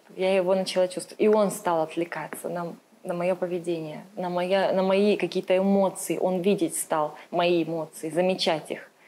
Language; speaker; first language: Russian; native; Russian